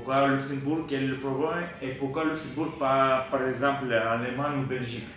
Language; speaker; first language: French; non-native, learner; Bulgarian